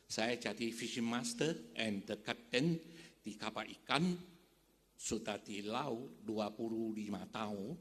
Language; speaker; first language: Indonesian; non-native, fluent; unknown